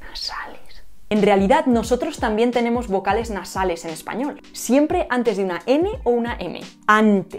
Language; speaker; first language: Spanish; native; Spanish